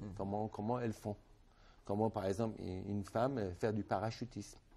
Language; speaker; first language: French; non-native, fluent; Persian